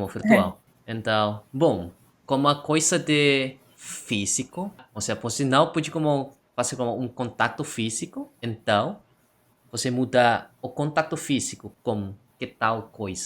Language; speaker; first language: Portuguese; non-native, learner; Indonesian